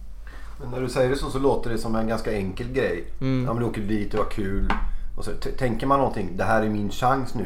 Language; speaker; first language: Swedish; native; Swedish